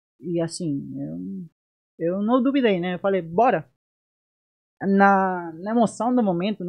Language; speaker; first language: Portuguese; non-native, fluent; Spanish